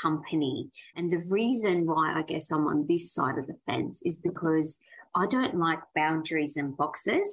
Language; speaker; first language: English; early bilingual, other home language; Persian